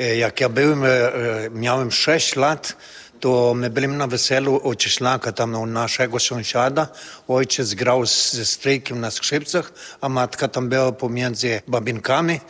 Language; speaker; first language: Polish; early bilingual, heritage; Polish